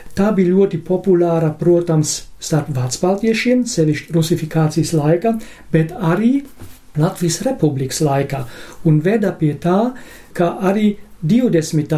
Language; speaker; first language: Latvian; non-native, fluent; German